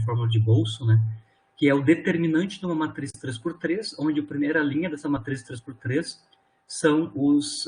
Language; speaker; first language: Portuguese; native; Portuguese